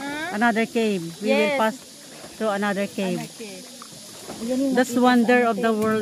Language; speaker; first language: English; non-native, local second language; Filipino